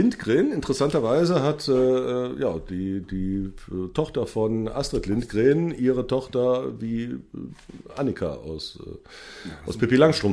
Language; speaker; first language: German; native; German